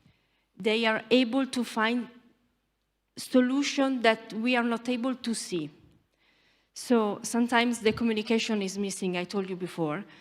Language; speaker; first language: English; non-native, learner; Italian